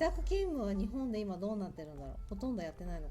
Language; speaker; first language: Japanese; native; Japanese